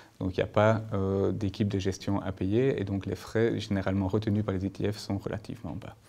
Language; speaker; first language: French; native; French